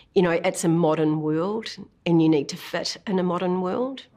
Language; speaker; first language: English; native; English